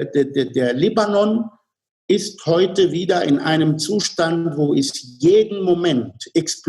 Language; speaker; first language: German; non-native, fluent; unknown